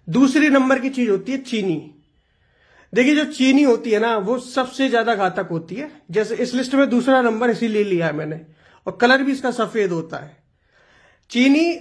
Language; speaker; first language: Hindi; non-native, local second language; Gujarati